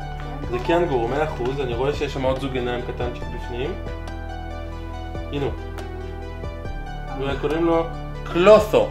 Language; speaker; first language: Hebrew; native; Hebrew